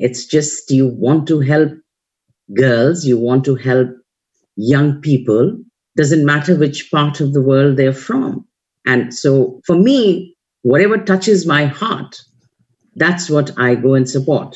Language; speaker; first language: English; non-native, local second language; Hindi